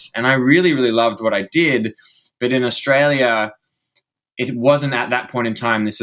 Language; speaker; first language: English; native; English